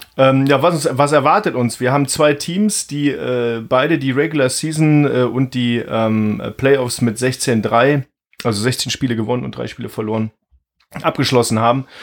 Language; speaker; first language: German; native; German